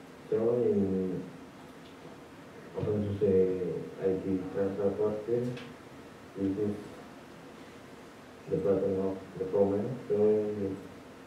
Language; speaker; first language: English; non-native, learner; Indonesian